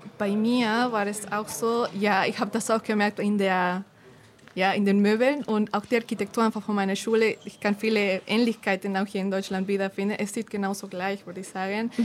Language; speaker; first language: German; non-native, fluent; Spanish